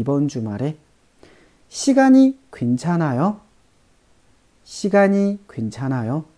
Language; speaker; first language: Korean; non-native, learner; Chinese